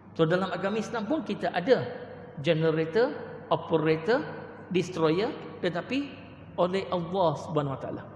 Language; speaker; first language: Malay; non-native, local second language; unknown